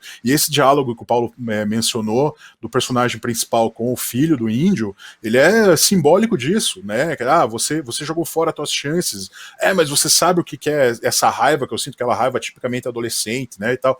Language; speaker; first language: Portuguese; native; Portuguese